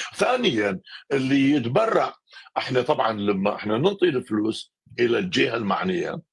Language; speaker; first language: Arabic; native; Arabic